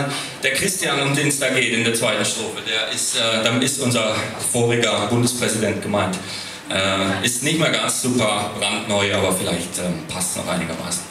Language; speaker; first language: German; native; German